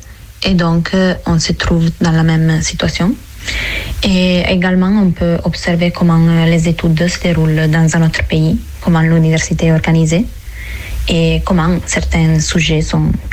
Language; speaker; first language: French; non-native, fluent; Italian